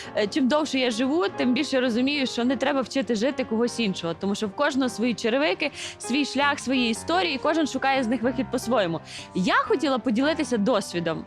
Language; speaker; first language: Ukrainian; native; Ukrainian